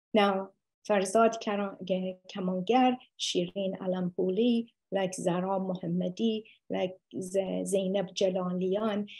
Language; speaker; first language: English; non-native, fluent; Persian